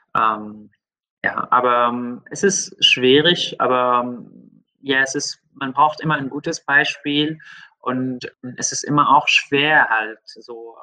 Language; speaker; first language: German; non-native, fluent; Arabic